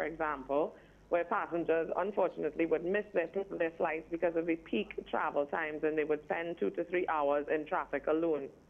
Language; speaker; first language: English; native; English